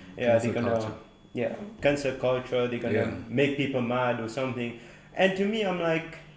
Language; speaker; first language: English; non-native, fluent; Morisyen